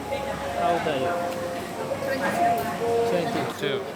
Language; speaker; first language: English; non-native, learner; Korean